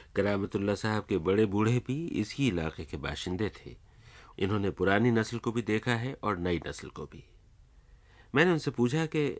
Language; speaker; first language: Urdu; native; Urdu